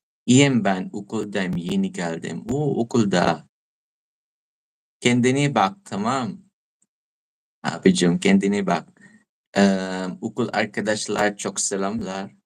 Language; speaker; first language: Turkish; non-native, learner; Filipino